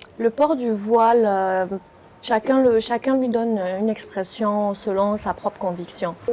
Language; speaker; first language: French; native; French